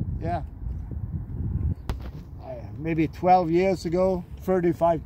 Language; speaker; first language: English; non-native, fluent; Swedish